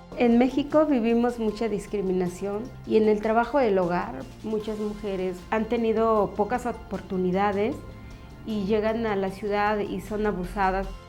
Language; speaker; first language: Spanish; non-native, local second language; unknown